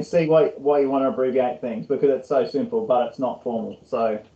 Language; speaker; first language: English; non-native, learner; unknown